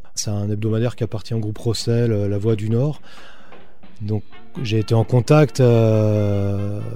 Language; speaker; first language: French; native; French